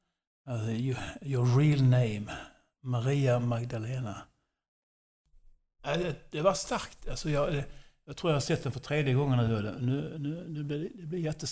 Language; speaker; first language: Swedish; non-native, fluent; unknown